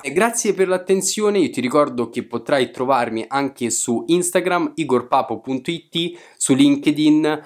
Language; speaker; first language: Italian; native; Italian